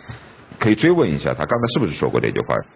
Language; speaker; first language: Chinese; native; Chinese